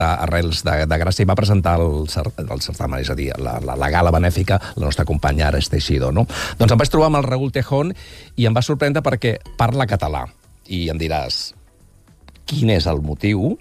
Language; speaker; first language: Catalan; native; Catalan